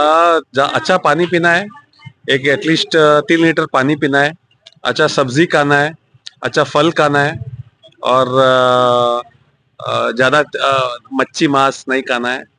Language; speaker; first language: Hindi; non-native, local second language; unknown